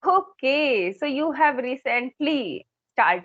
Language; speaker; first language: English; non-native, local second language; Hindi